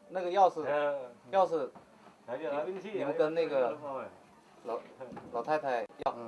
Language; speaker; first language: Chinese; non-native, learner; Korean